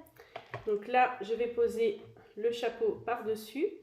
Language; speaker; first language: French; native; French